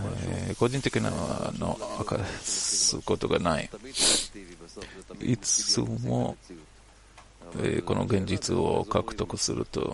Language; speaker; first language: Japanese; non-native, learner; Hebrew